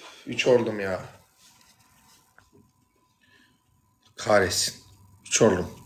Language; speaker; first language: Turkish; native; Turkish